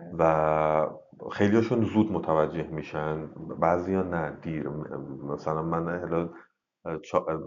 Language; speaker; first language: Persian; non-native, local second language; Azerbaijani